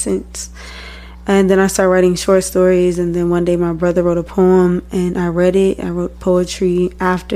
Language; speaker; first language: English; native; English